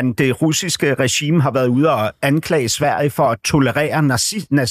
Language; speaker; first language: Danish; native; Danish